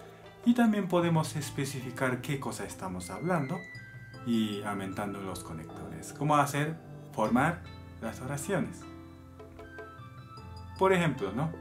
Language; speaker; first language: Spanish; non-native, fluent; Japanese